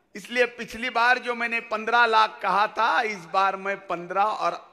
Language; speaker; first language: Hindi; non-native, local second language; Marathi